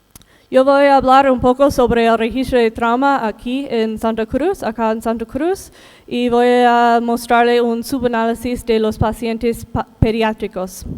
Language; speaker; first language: Spanish; non-native, fluent; English